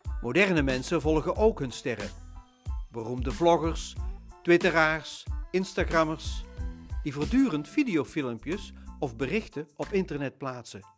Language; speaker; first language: Dutch; native; Dutch